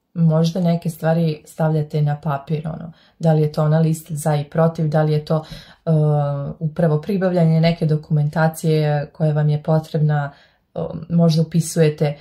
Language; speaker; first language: Serbian; native; Serbian